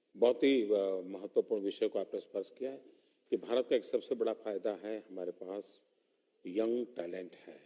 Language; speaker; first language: Hindi; non-native, local second language; Gujarati